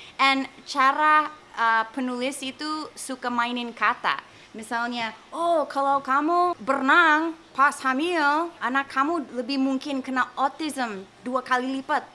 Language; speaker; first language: Indonesian; non-native, fluent; English